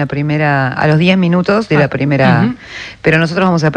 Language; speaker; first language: Spanish; native; Spanish